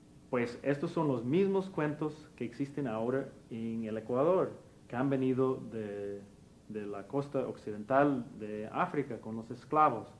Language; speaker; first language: Spanish; non-native, fluent; English